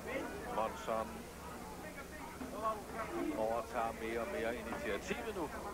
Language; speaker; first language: Danish; native; Danish